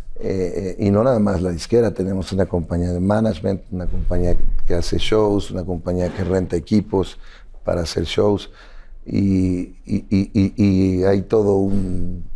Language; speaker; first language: Spanish; native; Spanish